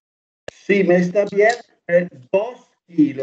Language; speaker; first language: Spanish; non-native, learner; Italian